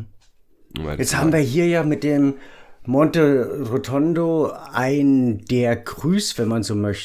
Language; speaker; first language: German; native; German